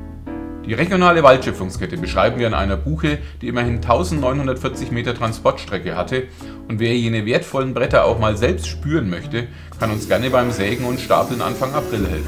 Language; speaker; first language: German; native; German